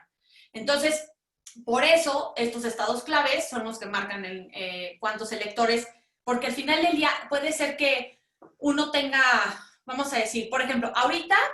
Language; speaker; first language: Spanish; native; Spanish